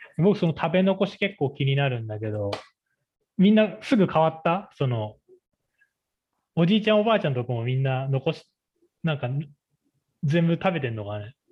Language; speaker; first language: Japanese; native; Japanese